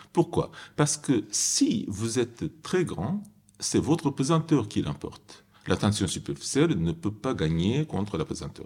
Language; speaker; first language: French; non-native, fluent; Japanese